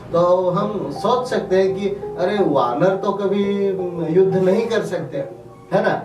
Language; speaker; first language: Hindi; non-native, local second language; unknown